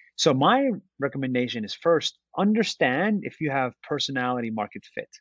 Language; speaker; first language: English; non-native, fluent; Arabic